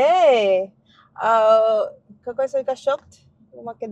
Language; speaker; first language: Macedonian; non-native, learner; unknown